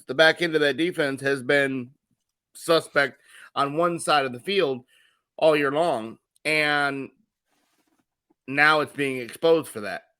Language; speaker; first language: English; native; English